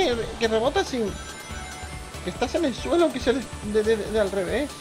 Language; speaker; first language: Spanish; native; Spanish